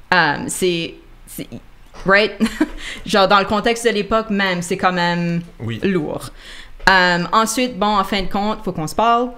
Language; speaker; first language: French; native; French